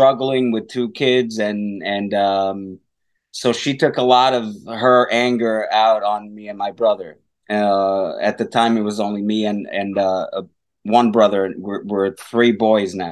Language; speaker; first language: English; non-native, fluent; Portuguese